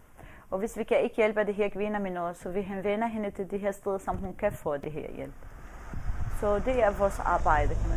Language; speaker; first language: Danish; non-native, fluent; Arabic